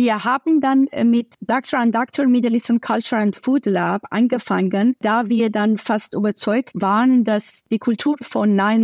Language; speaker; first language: German; non-native, fluent; Persian